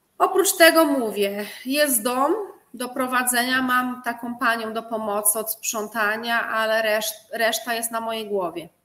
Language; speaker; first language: Polish; native; Polish